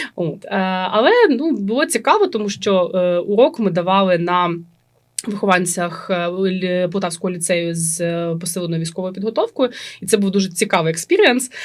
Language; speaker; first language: Ukrainian; native; Ukrainian